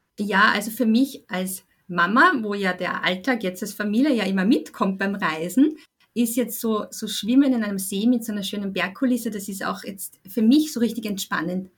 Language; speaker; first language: German; native; German